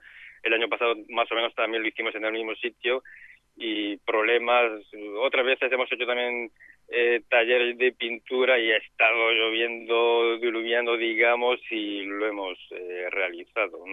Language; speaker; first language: Spanish; native; Spanish